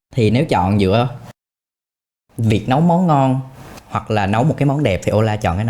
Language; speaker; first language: Vietnamese; native; Vietnamese